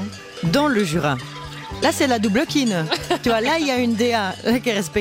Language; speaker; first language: French; native; French